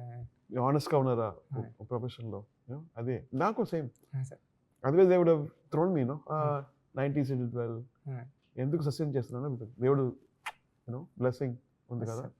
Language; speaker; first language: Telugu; non-native, learner; Tamil